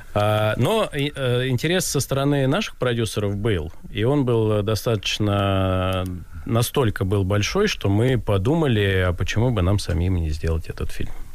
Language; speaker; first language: Russian; native; Russian